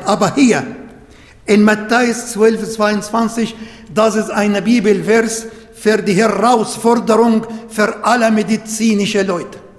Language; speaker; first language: German; non-native, fluent; Arabic